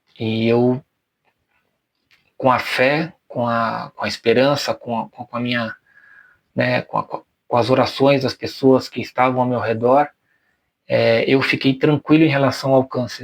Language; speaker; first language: Portuguese; native; Portuguese